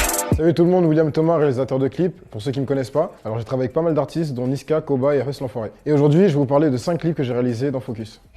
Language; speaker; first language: French; native; French